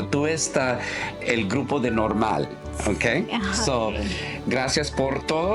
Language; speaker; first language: Spanish; non-native, learner; English